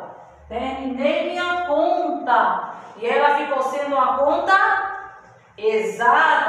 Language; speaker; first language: Portuguese; native; Portuguese